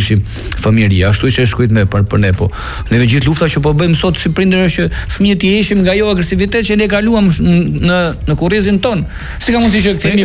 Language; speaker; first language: Albanian; native; Albanian